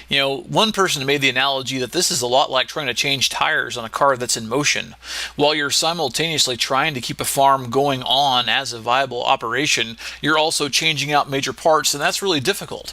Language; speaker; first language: English; native; English